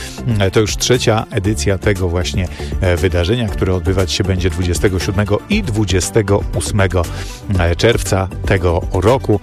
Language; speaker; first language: Polish; native; Polish